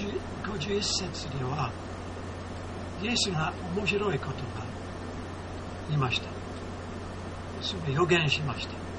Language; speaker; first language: Japanese; non-native, fluent; English